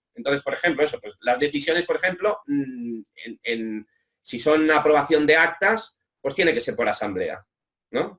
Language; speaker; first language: Spanish; native; Spanish